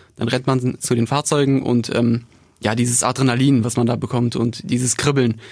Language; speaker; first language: German; early bilingual, other home language; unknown